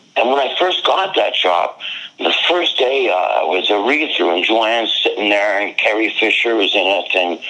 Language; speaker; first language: English; native; English